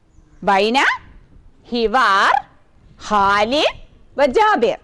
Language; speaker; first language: Arabic; non-native, fluent; Malayalam